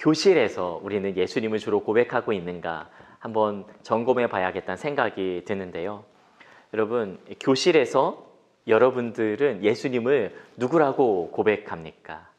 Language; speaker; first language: Korean; native; Korean